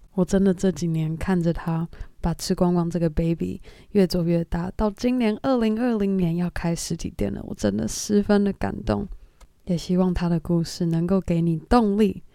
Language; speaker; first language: Chinese; native; Chinese